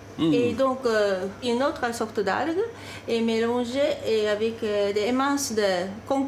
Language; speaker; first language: French; non-native, fluent; Japanese